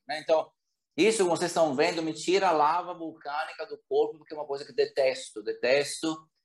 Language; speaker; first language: Portuguese; non-native, fluent; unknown